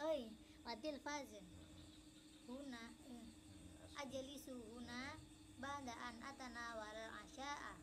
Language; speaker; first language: Arabic; non-native, learner; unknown